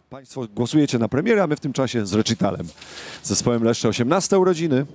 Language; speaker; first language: Polish; native; Polish